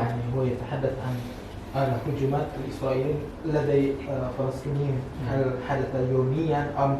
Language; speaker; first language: Arabic; non-native, fluent; Indonesian